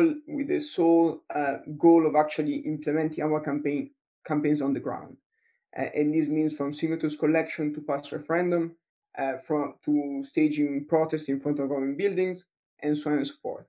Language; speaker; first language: English; non-native, fluent; Italian